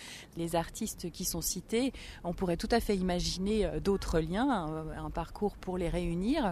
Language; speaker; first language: French; native; French